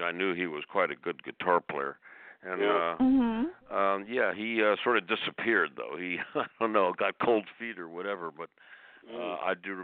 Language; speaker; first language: English; native; English